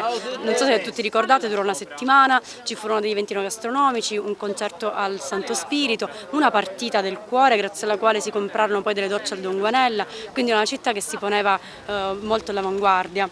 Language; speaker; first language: Italian; native; Italian